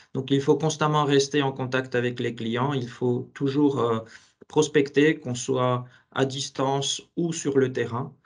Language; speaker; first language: French; non-native, fluent; Georgian